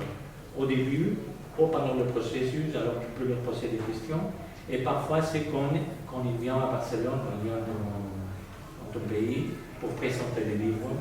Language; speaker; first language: French; non-native, fluent; Spanish